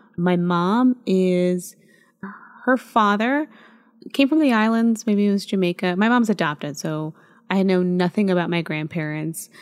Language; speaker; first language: English; early bilingual, other home language; Spanish